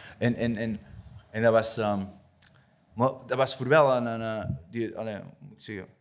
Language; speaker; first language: Dutch; native; Dutch